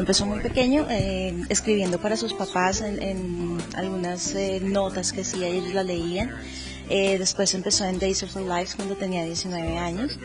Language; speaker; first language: Spanish; native; Spanish